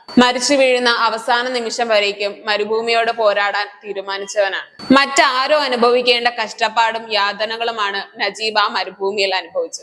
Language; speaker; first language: Malayalam; native; Malayalam